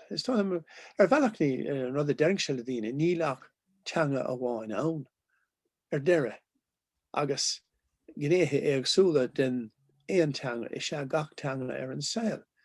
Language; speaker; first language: Irish; non-native, local second language; English